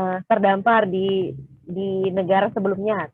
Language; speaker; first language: Indonesian; native; Indonesian